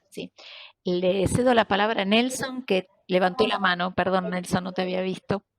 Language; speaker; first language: Spanish; native; Spanish